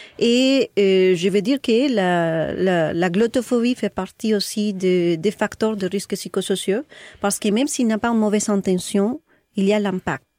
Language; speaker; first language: French; non-native, fluent; Spanish